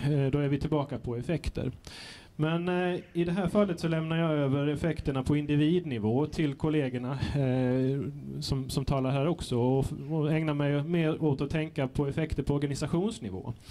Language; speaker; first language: Swedish; native; Swedish